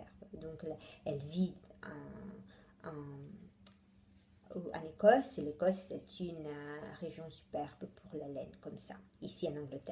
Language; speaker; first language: French; non-native, fluent; Italian